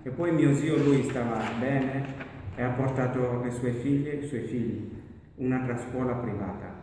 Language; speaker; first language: Italian; non-native, learner; Masai